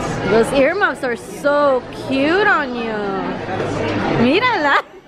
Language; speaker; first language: English; early bilingual, other home language; Spanish